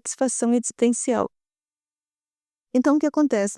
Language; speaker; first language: Portuguese; native; Portuguese